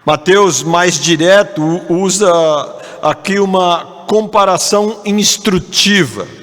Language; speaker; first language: Portuguese; native; Portuguese